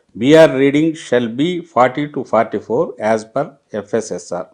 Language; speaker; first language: English; non-native, local second language; Telugu